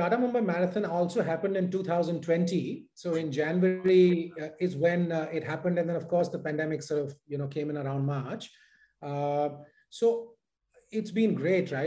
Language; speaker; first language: English; non-native, local second language; Hindi